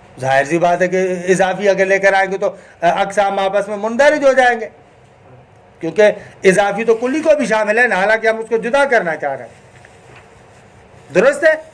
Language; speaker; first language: Urdu; non-native, local second language; Sindhi